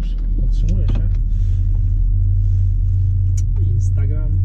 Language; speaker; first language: Polish; native; Polish